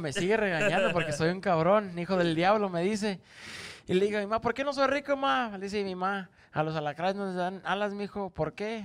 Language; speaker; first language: Spanish; native; Spanish